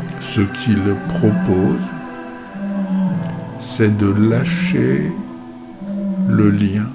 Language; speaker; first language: French; native; French